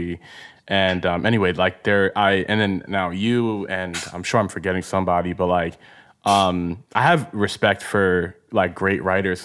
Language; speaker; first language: English; early bilingual, other home language; Igbo